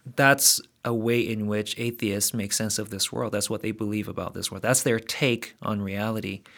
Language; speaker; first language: English; early bilingual, other home language; Korean